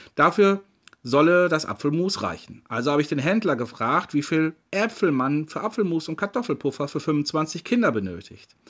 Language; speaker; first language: German; native; German